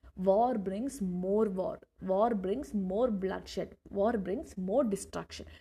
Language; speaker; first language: English; non-native, local second language; Malayalam